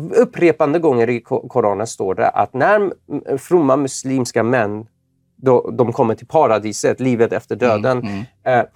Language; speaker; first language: Swedish; non-native, fluent; Persian